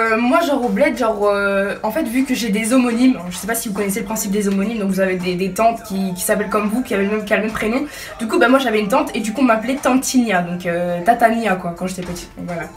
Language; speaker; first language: French; early bilingual, other home language; Bambara